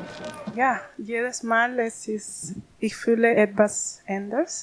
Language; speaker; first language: German; non-native, learner; Spanish